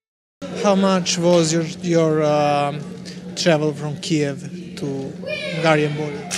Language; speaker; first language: English; non-native, fluent; Serbian